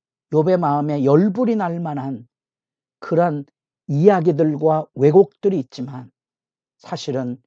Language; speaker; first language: Korean; native; Korean